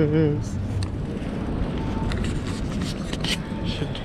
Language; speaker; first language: Indonesian; native; Indonesian